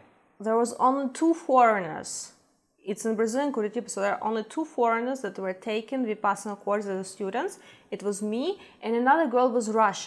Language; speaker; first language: English; non-native, fluent; Ukrainian